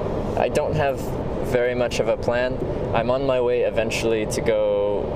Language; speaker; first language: English; native; English